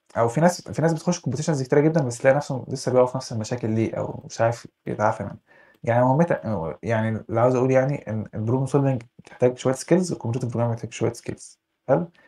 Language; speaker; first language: Arabic; native; Arabic